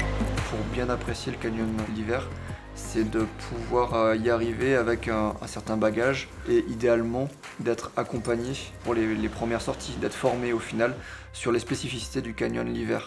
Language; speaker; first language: French; native; French